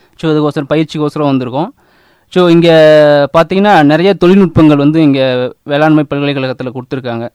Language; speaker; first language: Tamil; native; Tamil